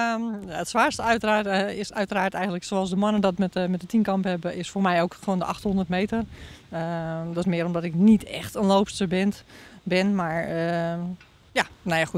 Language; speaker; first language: Dutch; native; Dutch